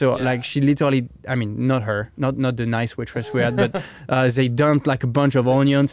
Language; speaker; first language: English; non-native, fluent; French